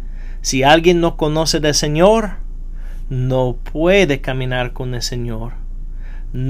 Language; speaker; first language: Spanish; non-native, fluent; English